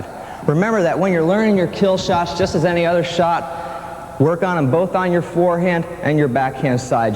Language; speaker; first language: English; native; English